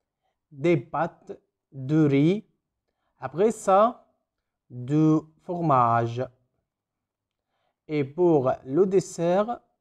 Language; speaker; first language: French; non-native, fluent; Arabic